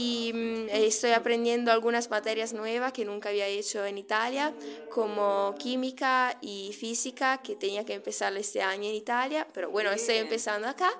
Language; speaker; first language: Spanish; non-native, learner; Italian